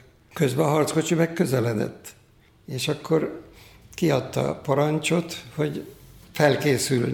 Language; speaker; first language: Hungarian; native; Hungarian